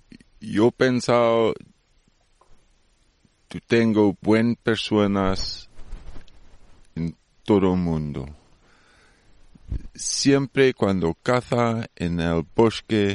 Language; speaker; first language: Spanish; non-native, learner; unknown